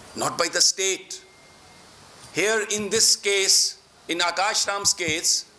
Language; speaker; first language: English; non-native, local second language; Urdu